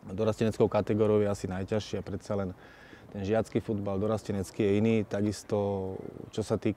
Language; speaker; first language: Slovak; native; Slovak